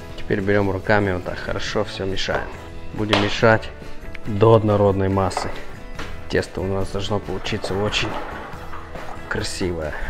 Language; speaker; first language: Russian; early bilingual, heritage; Russian